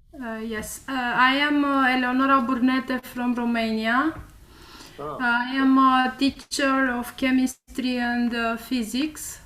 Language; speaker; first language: English; non-native, learner; Romanian